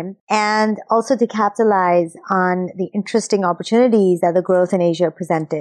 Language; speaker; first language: English; non-native, local second language; Urdu